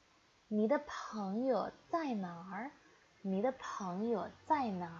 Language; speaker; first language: Chinese; non-native, fluent; Indonesian